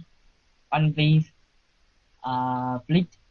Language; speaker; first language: English; non-native, learner; Vietnamese